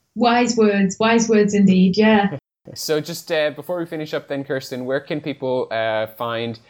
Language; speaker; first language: English; non-native, fluent; German